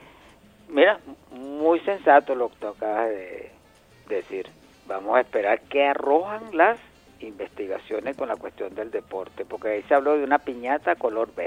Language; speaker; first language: Spanish; native; Spanish